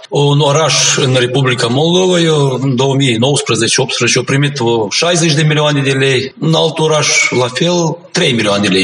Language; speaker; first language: Romanian; non-native, local second language; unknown